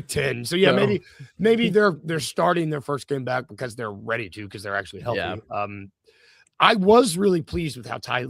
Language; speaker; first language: English; native; English